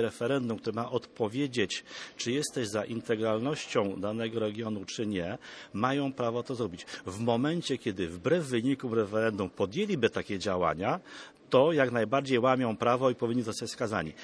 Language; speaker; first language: Polish; native; Polish